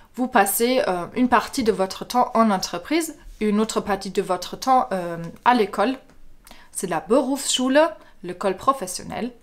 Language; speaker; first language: French; non-native, fluent; German